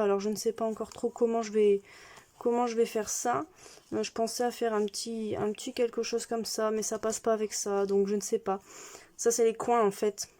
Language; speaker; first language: French; native; French